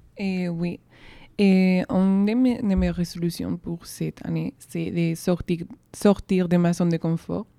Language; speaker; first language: French; non-native, learner; Spanish